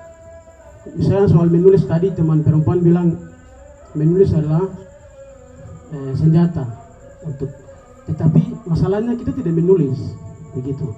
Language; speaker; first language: Indonesian; non-native, local second language; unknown